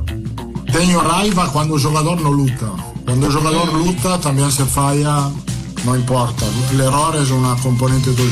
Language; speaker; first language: Portuguese; non-native, learner; Italian